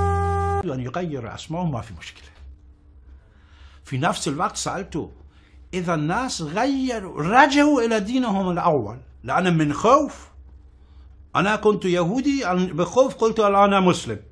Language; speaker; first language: Arabic; non-native, fluent; Persian